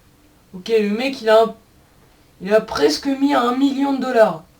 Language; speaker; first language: French; native; French